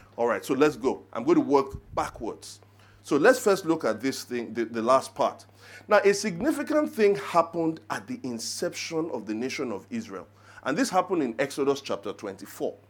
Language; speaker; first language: English; non-native, local second language; Yoruba